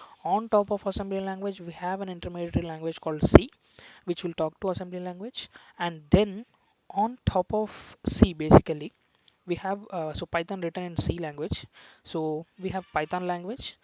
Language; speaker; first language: English; non-native, local second language; Telugu